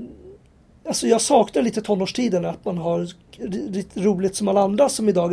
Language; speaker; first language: Swedish; native; Swedish